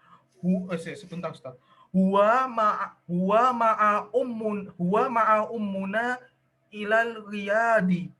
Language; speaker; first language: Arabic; non-native, learner; Indonesian